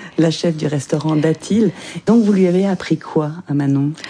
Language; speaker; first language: French; native; French